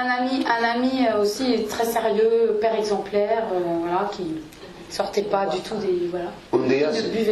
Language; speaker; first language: French; native; French